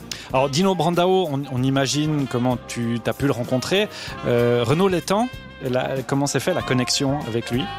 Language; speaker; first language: French; native; French